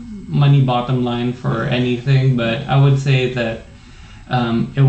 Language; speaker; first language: English; non-native, local second language; Filipino